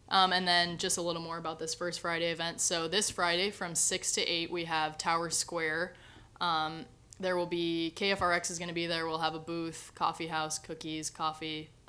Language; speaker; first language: English; native; English